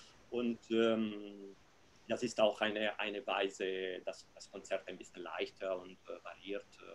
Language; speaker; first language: German; non-native, fluent; Italian